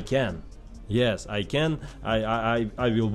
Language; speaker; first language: English; non-native, learner; Ukrainian